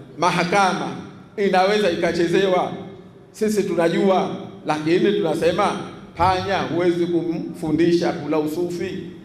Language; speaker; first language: Swahili; native; Swahili